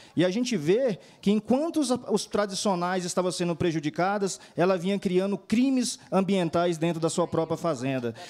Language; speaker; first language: Portuguese; native; Portuguese